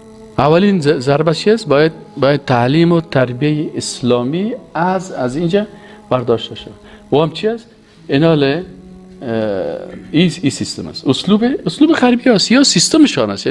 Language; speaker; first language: Persian; native; Persian